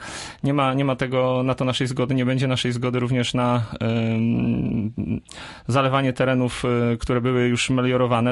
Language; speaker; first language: Polish; native; Polish